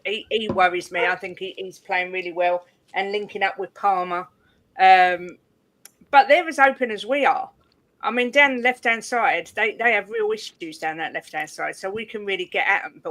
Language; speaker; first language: English; native; English